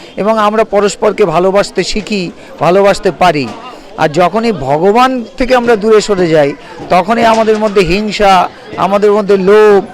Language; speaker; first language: Bangla; native; Bangla